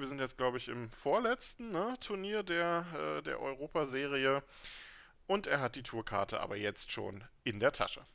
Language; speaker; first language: German; native; German